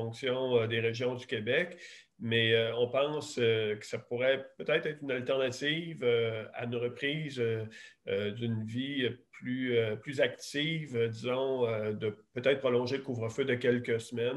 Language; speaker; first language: French; native; French